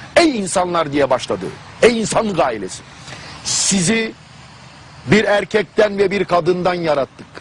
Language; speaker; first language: Turkish; non-native, fluent; German